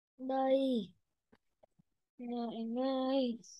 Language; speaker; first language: Chinese; non-native, learner; Vietnamese